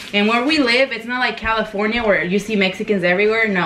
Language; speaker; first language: English; early bilingual, other home language; Spanish